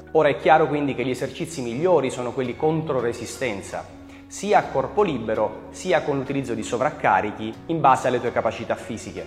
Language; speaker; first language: Italian; native; Italian